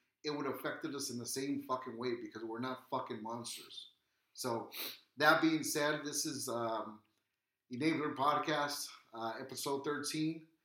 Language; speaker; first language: English; native; English